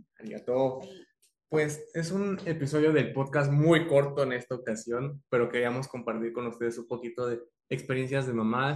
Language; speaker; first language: Spanish; native; Spanish